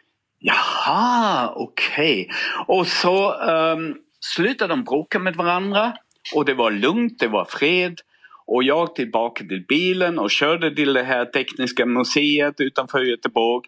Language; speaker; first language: Swedish; non-native, fluent; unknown